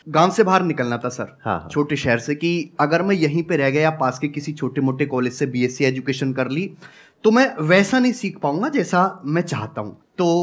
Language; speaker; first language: Hindi; native; Hindi